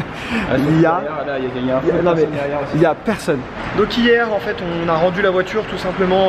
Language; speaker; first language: French; native; French